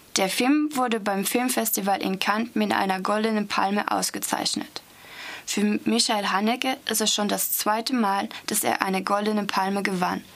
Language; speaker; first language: German; non-native, fluent; French